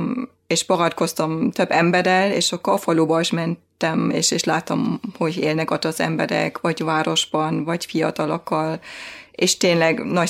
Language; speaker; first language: Hungarian; non-native, fluent; German